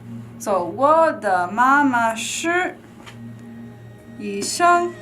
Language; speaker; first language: Chinese; non-native, learner; English